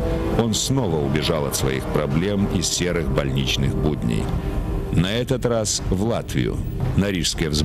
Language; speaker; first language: Russian; native; Russian